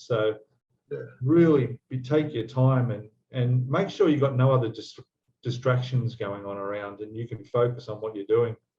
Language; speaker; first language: English; native; English